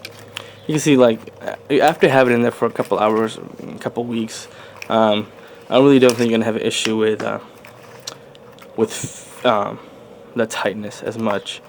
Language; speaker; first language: English; native; English